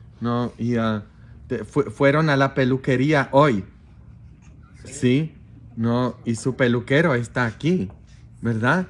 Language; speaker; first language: Spanish; non-native, fluent; Polish